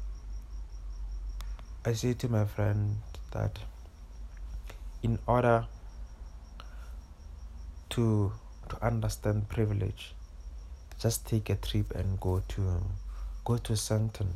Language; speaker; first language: English; non-native, local second language; Northern Sotho